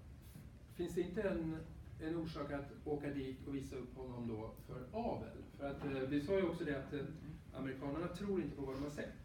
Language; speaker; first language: Swedish; native; Swedish